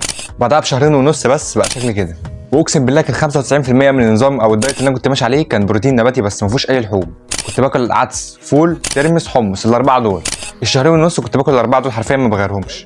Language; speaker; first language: Arabic; native; Arabic